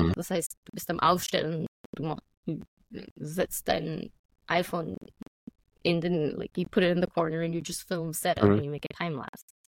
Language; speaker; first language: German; non-native, fluent; English